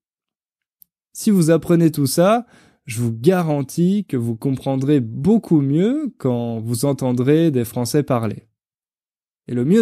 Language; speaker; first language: French; native; French